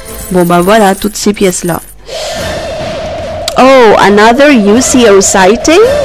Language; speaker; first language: French; native; French